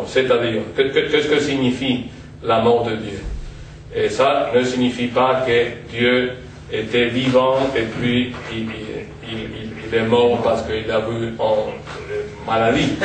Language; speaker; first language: French; non-native, fluent; Spanish